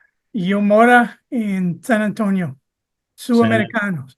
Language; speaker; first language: Portuguese; non-native, learner; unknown